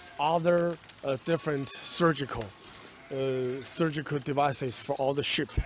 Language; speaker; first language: English; non-native, fluent; Chinese